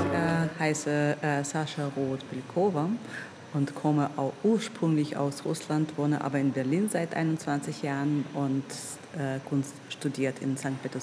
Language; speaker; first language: German; non-native, fluent; Russian